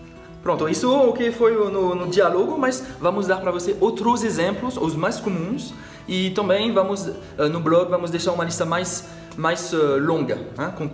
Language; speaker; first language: Portuguese; non-native, fluent; French